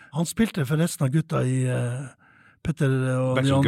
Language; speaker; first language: Norwegian; native; Norwegian